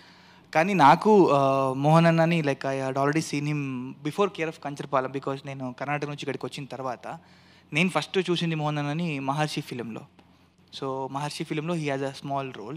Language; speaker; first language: Telugu; native; Telugu